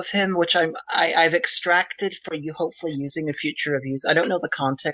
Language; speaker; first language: English; native; English